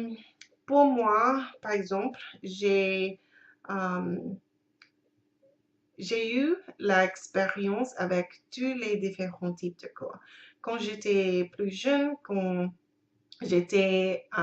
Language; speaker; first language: French; non-native, learner; English